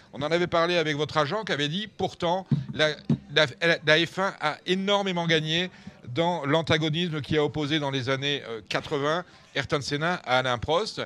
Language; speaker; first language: French; native; French